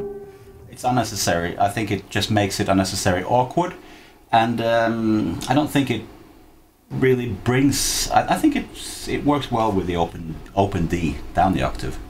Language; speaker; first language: English; non-native, fluent; Norwegian